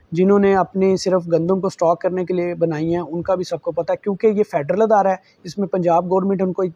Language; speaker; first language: Urdu; non-native, local second language; Saraiki